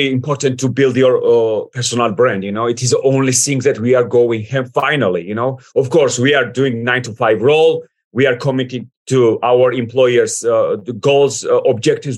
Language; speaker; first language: English; non-native, fluent; Georgian